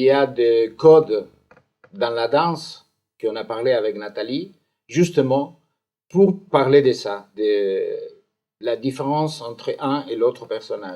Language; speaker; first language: French; non-native, fluent; Spanish